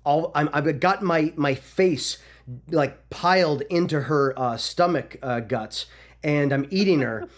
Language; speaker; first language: English; native; English